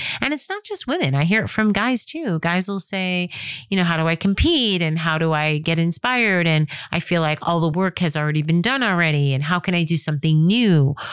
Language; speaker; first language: English; native; English